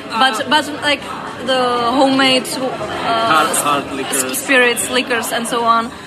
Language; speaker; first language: English; non-native, fluent; Czech